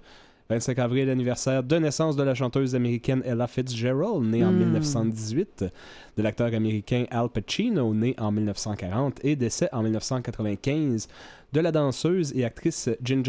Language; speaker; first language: French; native; French